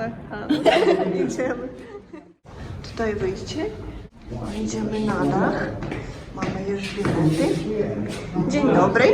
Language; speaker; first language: Polish; non-native, learner; Ukrainian